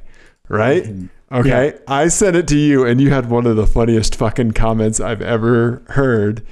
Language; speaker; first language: English; native; English